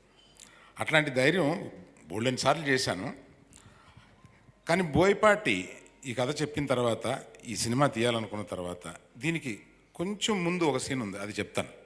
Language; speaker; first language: Telugu; native; Telugu